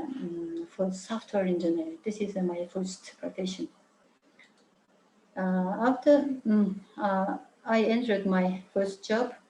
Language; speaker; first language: English; non-native, learner; Mongolian